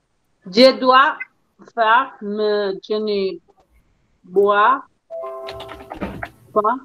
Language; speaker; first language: French; non-native, learner; Spanish